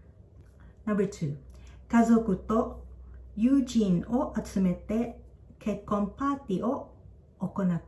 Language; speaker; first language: Japanese; non-native, fluent; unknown